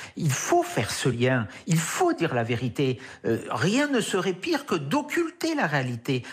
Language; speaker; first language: French; native; French